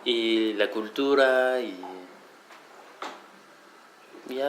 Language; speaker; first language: Spanish; non-native, fluent; French